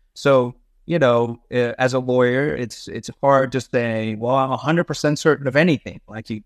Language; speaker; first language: English; non-native, fluent; Dutch